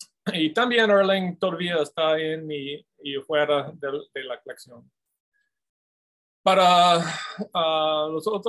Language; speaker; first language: Spanish; non-native, fluent; English